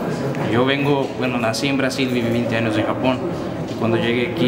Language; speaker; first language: Spanish; non-native, fluent; Portuguese